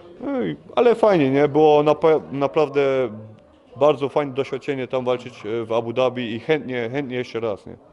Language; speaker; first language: Polish; early bilingual, heritage; Polish